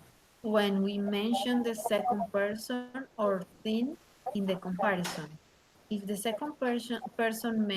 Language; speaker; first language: English; non-native, learner; Spanish